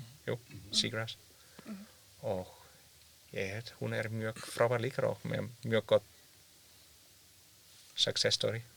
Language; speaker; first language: Icelandic; non-native, learner; German